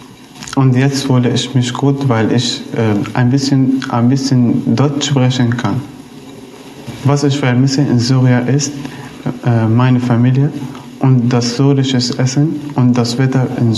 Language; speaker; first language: German; non-native, learner; Arabic